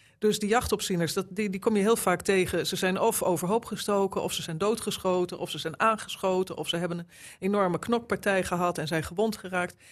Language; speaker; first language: Dutch; native; Dutch